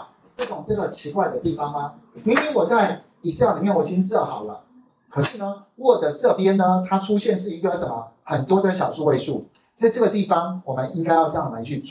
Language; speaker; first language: Chinese; native; Chinese